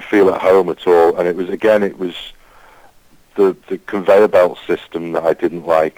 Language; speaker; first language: English; native; English